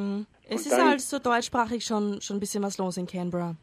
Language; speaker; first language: German; native; German